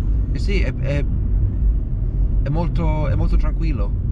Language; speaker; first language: Italian; non-native, learner; English